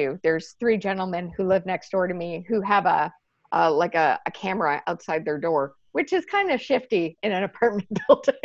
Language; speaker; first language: English; native; English